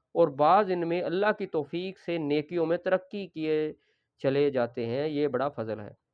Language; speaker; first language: Urdu; non-native, local second language; Punjabi